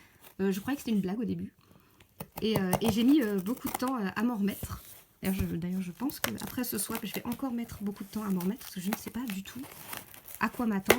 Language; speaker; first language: French; native; French